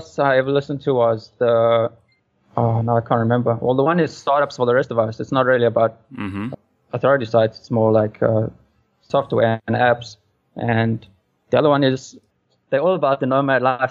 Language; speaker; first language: English; native; English